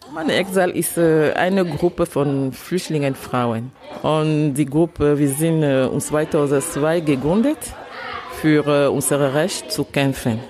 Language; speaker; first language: German; non-native, learner; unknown